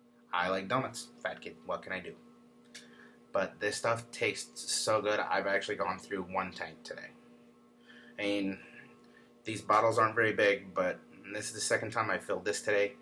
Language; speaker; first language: English; native; English